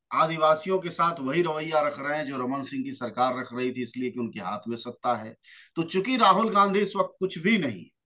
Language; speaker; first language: Hindi; native; Hindi